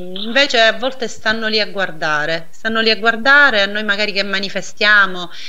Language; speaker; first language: Italian; native; Italian